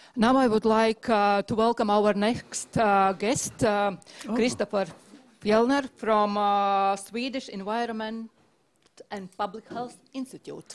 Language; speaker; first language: English; non-native, fluent; Latvian